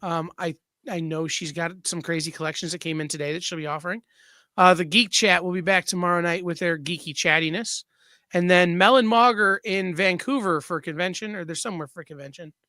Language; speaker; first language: English; native; English